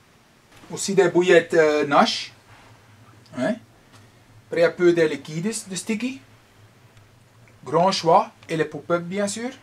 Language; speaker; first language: French; non-native, local second language; Dutch